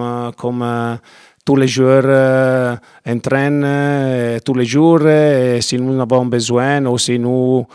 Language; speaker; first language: French; non-native, learner; Italian